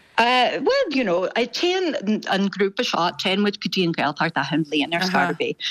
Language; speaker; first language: Irish; non-native, fluent; English